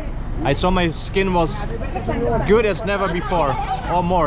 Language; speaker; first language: English; non-native, fluent; German